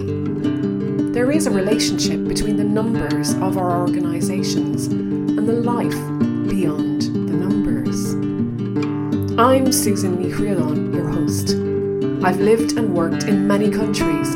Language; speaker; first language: English; native; English